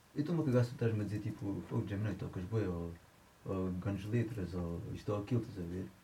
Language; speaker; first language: Portuguese; early bilingual, heritage; French